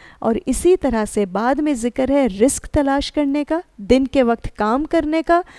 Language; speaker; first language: Urdu; native; Urdu